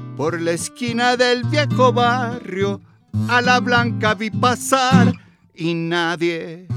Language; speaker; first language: Spanish; native; Spanish